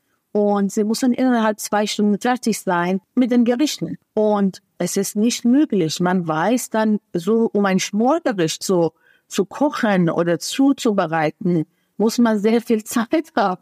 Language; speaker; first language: German; non-native, fluent; Persian